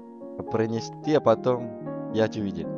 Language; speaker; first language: Russian; non-native, learner; Indonesian